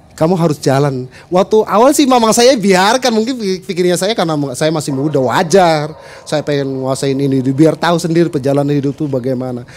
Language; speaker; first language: Indonesian; non-native, local second language; Sundanese